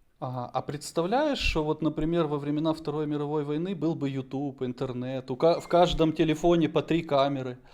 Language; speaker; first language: Russian; native; Russian